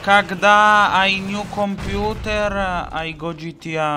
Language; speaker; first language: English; non-native, learner; Italian